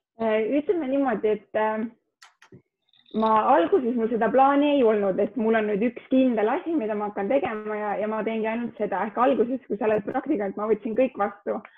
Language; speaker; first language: Estonian; early bilingual, heritage; Estonian